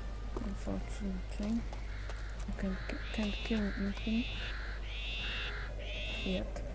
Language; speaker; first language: English; non-native, fluent; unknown